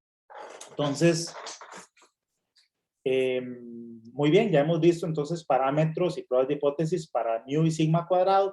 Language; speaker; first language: Spanish; native; Spanish